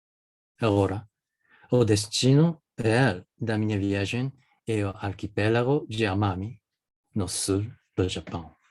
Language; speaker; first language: Portuguese; non-native, fluent; Japanese